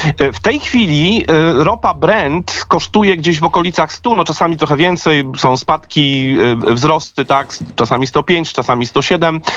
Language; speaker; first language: Polish; native; Polish